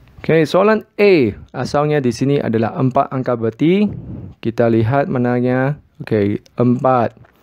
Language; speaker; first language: Malay; non-native, local second language; Chinese